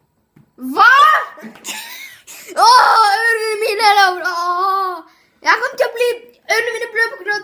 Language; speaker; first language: Norwegian; non-native, fluent; Arabic